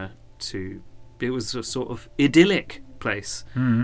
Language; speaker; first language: English; native; English